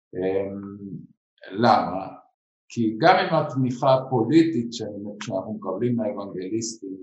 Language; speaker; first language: Hebrew; non-native, fluent; Spanish